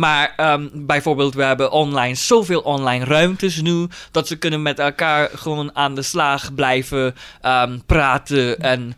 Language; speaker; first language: Dutch; non-native, fluent; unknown